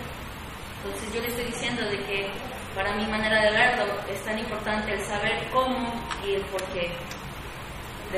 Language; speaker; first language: Spanish; native; Spanish